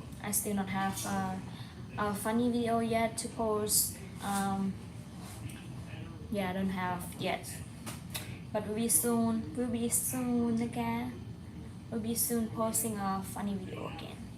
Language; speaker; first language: English; non-native, learner; Thai